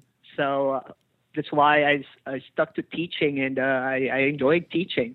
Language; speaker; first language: English; non-native, local second language; Filipino